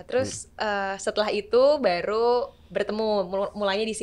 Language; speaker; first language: Indonesian; native; Indonesian